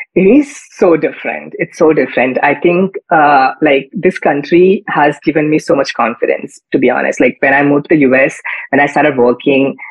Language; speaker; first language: English; non-native, local second language; Kannada